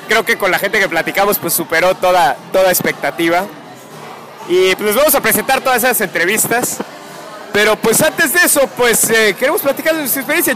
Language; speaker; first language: Spanish; native; Spanish